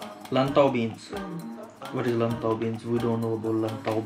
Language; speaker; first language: English; non-native, learner; Urdu